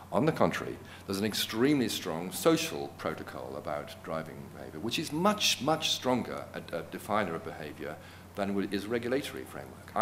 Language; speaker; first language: English; native; English